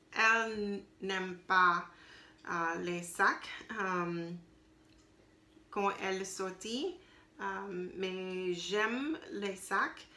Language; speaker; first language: French; non-native, learner; English